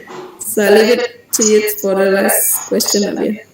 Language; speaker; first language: English; non-native, fluent; Indonesian